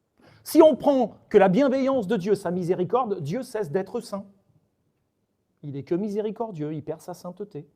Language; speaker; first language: French; native; French